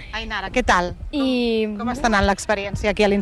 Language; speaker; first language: Catalan; native; Catalan